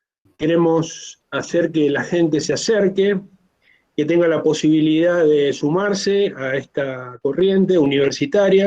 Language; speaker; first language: Spanish; native; Spanish